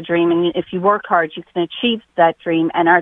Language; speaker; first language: English; native; English